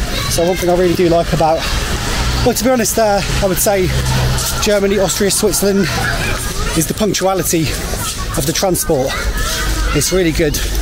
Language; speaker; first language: English; native; English